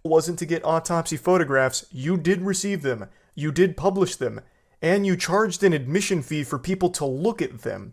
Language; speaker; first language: English; native; English